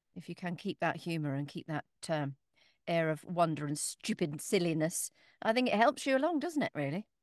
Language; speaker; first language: English; native; English